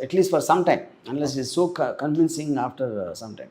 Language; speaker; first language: English; non-native, local second language; Telugu